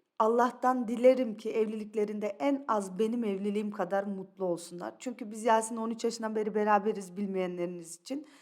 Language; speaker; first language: Turkish; early bilingual, other home language; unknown